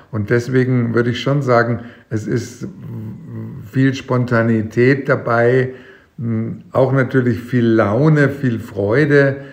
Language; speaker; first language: German; native; German